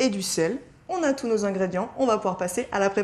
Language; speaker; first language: French; native; French